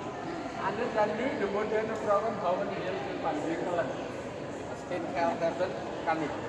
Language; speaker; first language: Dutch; non-native, learner; Indonesian